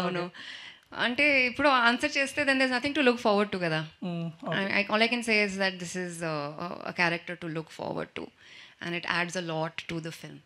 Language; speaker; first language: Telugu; non-native, fluent; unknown